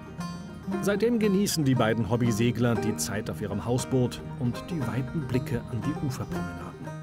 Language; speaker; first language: German; native; German